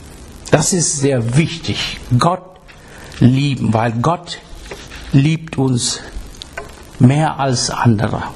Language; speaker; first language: German; non-native, learner; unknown